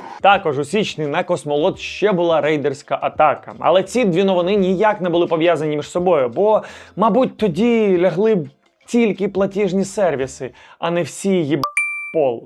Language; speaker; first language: Ukrainian; native; Ukrainian